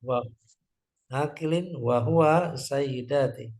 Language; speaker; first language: Arabic; non-native, learner; Indonesian